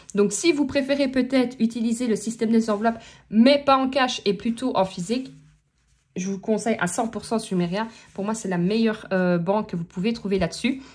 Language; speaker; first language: French; native; French